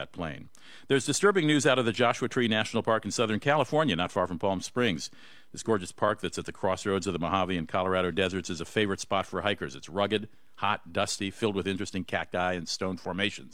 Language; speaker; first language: English; native; English